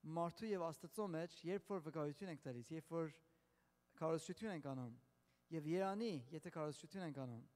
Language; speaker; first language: Armenian; native; Armenian